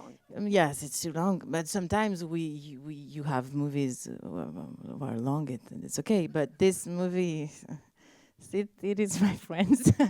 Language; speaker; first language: English; non-native, learner; French